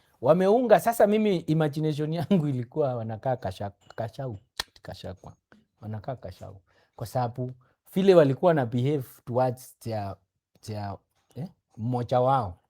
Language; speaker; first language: Swahili; native; Swahili